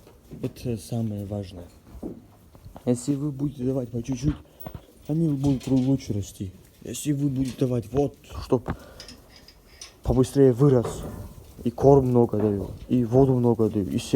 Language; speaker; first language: Russian; non-native, local second language; Ossetic